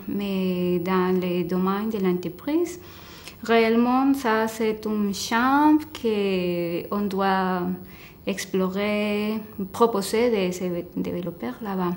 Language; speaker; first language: French; non-native, fluent; Spanish